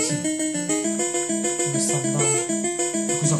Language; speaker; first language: Italian; native; Italian